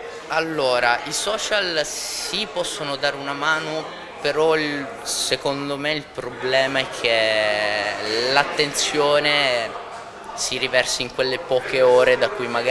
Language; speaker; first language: Italian; native; Italian